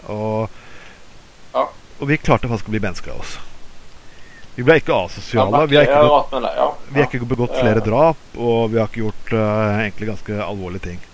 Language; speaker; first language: Norwegian; native; Norwegian